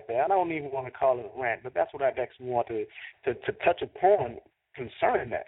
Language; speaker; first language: English; native; English